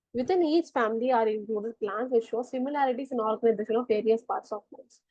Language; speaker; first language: English; non-native, local second language; Tamil